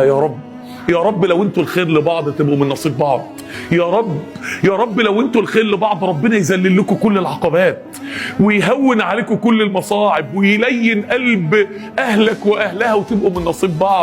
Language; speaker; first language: Arabic; native; Arabic